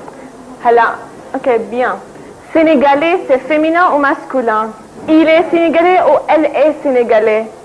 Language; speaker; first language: French; non-native, fluent; Arabic